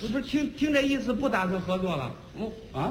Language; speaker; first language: Chinese; native; Chinese